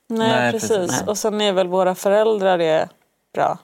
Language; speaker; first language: Swedish; early bilingual, other home language; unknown